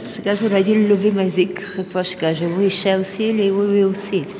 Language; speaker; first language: Bulgarian; native; Bulgarian